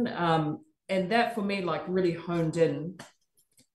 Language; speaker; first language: English; native; English